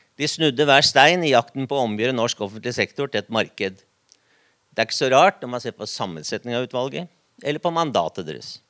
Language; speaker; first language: Norwegian; native; Norwegian